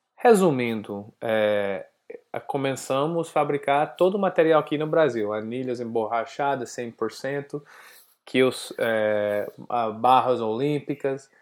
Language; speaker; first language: Portuguese; non-native, fluent; English